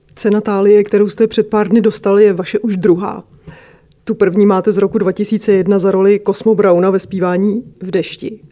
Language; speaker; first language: Czech; native; Czech